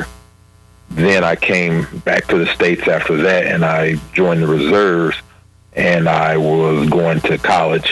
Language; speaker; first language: English; native; English